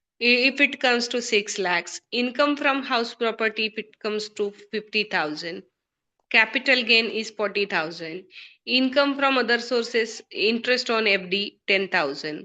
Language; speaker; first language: English; non-native, local second language; Hindi